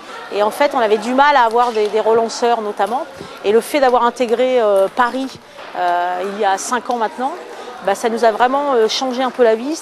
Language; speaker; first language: French; native; French